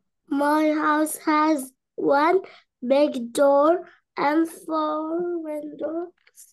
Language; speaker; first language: English; non-native, learner; Arabic